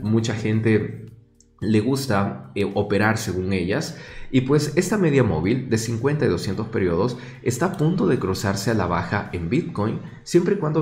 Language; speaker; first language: Spanish; native; Spanish